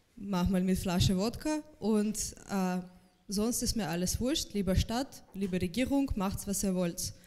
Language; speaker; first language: German; non-native, fluent; Russian